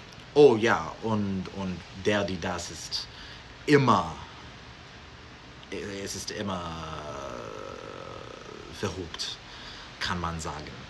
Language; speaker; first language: German; non-native, learner; English